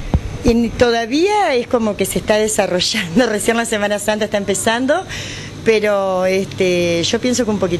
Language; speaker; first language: Spanish; native; Spanish